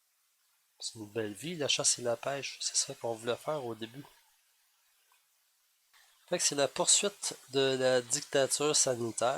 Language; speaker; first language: French; native; French